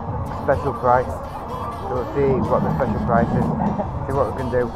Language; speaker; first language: English; native; English